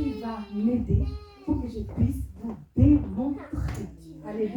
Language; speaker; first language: French; non-native, local second language; Lingala